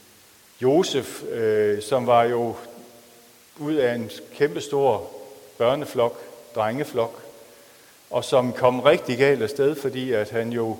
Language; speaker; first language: Danish; native; Danish